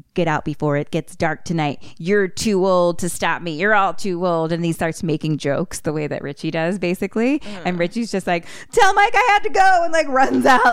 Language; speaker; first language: English; native; English